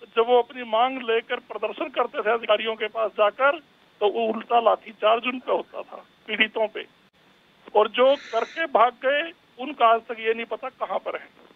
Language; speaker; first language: Hindi; native; Hindi